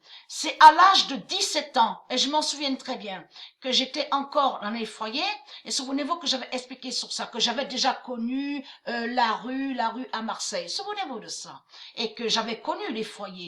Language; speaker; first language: French; native; French